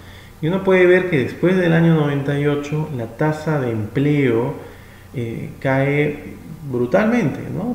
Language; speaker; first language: Spanish; native; Spanish